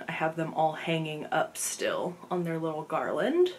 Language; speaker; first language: English; native; English